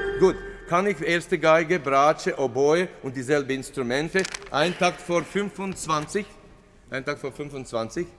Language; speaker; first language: German; non-native, fluent; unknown